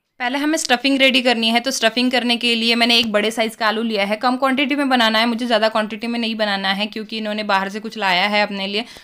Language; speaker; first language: Hindi; native; Hindi